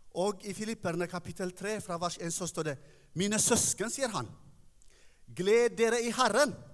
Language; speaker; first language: Norwegian; non-native, fluent; Tigrinya